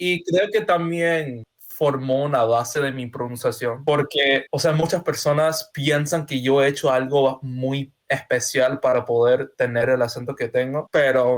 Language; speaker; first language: Spanish; non-native, fluent; English